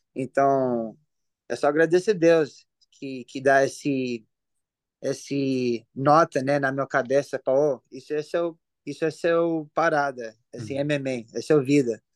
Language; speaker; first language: Portuguese; early bilingual, heritage; English